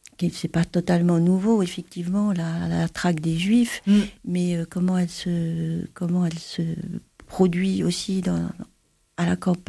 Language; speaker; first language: French; native; French